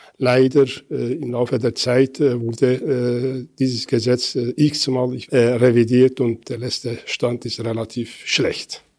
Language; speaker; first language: German; non-native, fluent; Kurdish